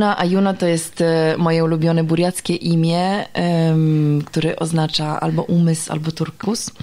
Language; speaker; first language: Polish; early bilingual, heritage; Italian